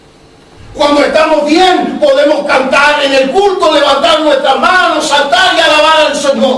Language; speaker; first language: Spanish; native; Spanish